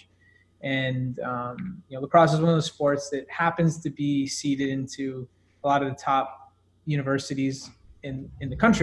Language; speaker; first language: English; native; English